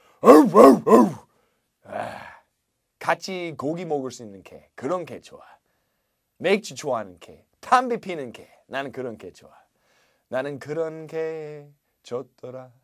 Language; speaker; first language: Korean; non-native, fluent; English